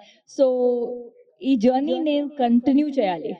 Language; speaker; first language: Telugu; non-native, learner; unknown